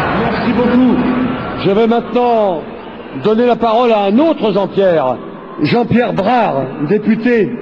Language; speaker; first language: French; native; French